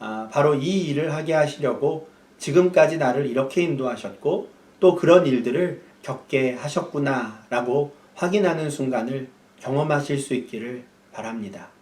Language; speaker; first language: Korean; native; Korean